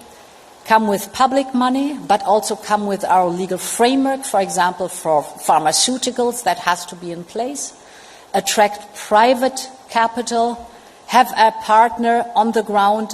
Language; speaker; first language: English; non-native, fluent; German